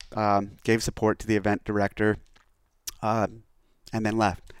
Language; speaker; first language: English; native; English